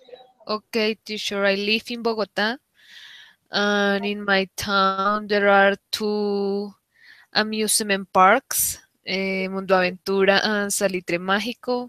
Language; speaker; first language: English; non-native, learner; Spanish